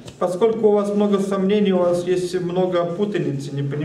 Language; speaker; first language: Russian; native; Russian